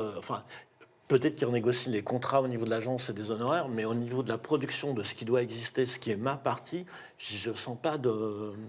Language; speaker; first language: French; native; French